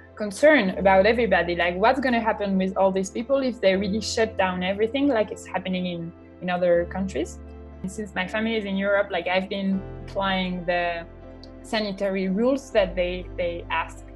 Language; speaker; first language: English; non-native, fluent; French